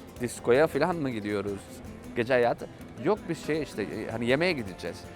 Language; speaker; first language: Turkish; native; Turkish